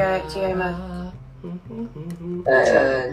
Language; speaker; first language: Japanese; non-native, learner; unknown